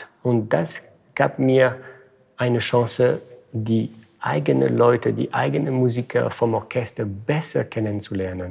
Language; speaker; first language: German; non-native, fluent; French